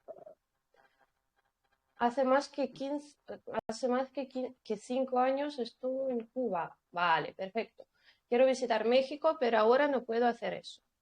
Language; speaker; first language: Spanish; non-native, fluent; Russian